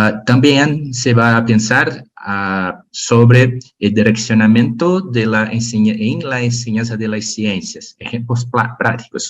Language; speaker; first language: Spanish; non-native, learner; Portuguese